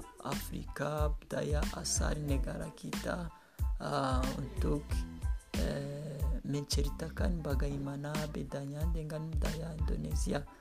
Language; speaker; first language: Indonesian; non-native, learner; Kinyarwanda